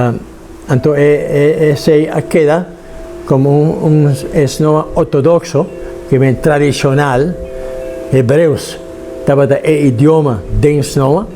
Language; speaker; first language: Portuguese; non-native, learner; Papiamento